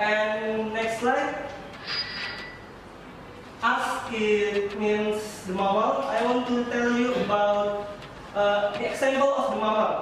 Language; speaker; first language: English; non-native, learner; Indonesian